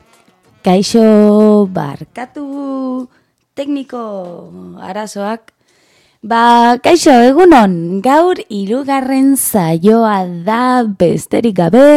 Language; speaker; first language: Basque; non-native, local second language; Spanish